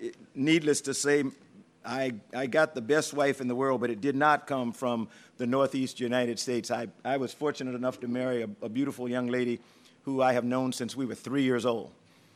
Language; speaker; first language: English; native; English